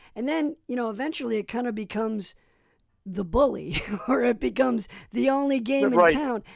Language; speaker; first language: English; early bilingual, other home language; Polish